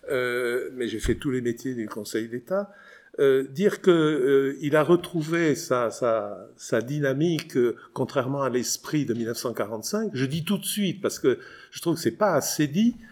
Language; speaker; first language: French; native; French